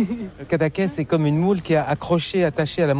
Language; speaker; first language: French; native; French